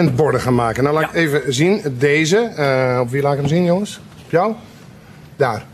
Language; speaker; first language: Dutch; native; Dutch